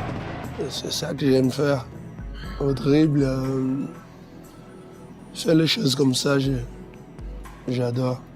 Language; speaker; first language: French; non-native, fluent; Portuguese